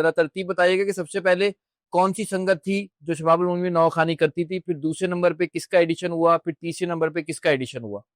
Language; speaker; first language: Urdu; native; Urdu